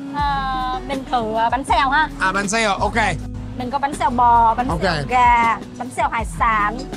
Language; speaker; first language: Vietnamese; native; Vietnamese